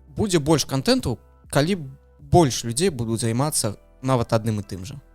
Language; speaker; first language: Belarusian; non-native, local second language; Russian